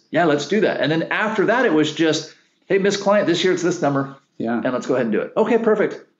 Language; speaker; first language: English; native; English